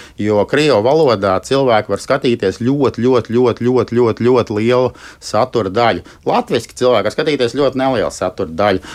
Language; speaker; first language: Latvian; native; Latvian